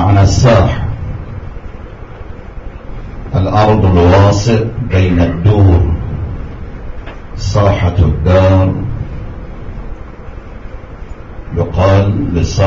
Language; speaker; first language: Arabic; non-native, fluent; Persian